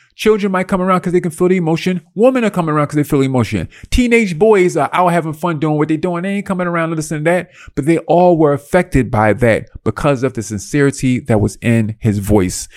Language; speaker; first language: English; native; English